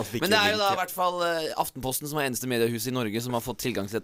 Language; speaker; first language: Norwegian; native; Norwegian